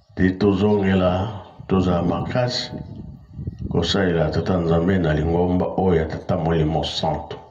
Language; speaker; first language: Lingala; non-native, local second language; Kongo